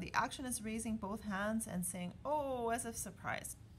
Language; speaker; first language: English; native; English